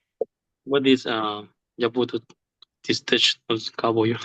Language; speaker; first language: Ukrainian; non-native, learner; Spanish